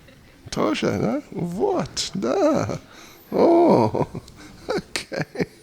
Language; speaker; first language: Russian; non-native, learner; English